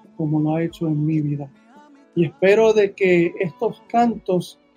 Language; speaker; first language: Spanish; early bilingual, heritage; Spanish